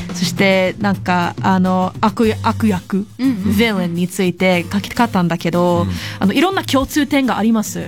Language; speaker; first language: Japanese; non-native, fluent; English